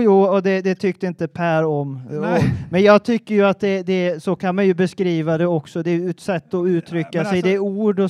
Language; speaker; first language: Swedish; native; Swedish